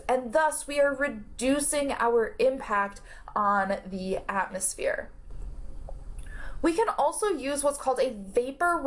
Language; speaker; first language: English; native; English